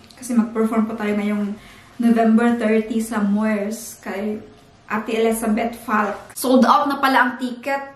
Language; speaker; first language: Filipino; non-native, local second language; Cebuano